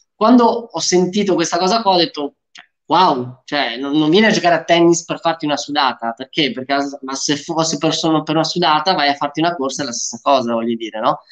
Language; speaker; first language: Italian; early bilingual, other home language; Romanian